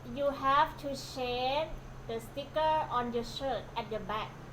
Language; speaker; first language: English; non-native, learner; Thai